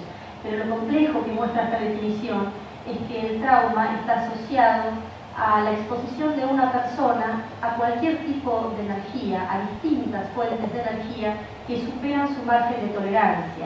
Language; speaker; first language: Spanish; native; Spanish